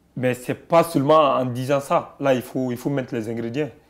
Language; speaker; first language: French; non-native, local second language; Bambara